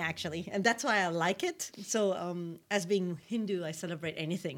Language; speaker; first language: English; non-native, local second language; Tamil